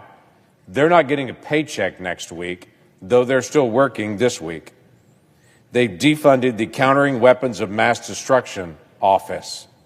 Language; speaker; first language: English; native; English